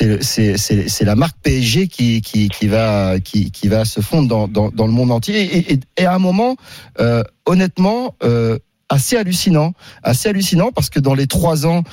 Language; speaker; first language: French; native; French